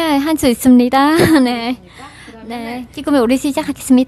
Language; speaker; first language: Korean; non-native, learner; Vietnamese